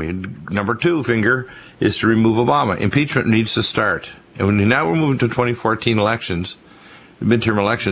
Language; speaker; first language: English; native; English